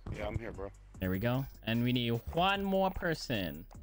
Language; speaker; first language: English; native; English